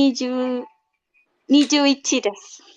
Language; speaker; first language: Japanese; non-native, learner; Malay